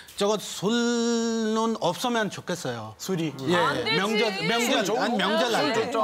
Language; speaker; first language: Korean; non-native, learner; Urdu